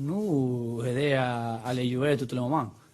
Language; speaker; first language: French; non-native, learner; Spanish